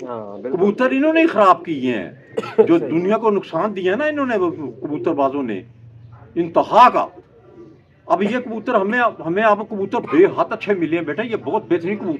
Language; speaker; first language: Hindi; non-native, local second language; Punjabi